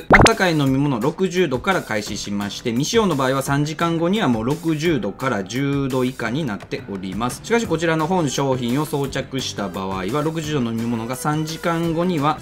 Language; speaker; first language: Japanese; native; Japanese